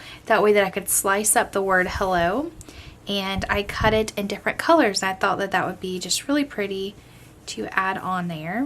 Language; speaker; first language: English; native; English